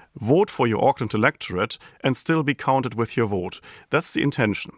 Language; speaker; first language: English; non-native, fluent; German